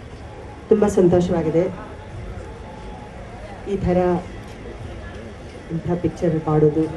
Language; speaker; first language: Kannada; non-native, learner; Telugu